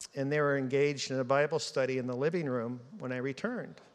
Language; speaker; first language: English; native; English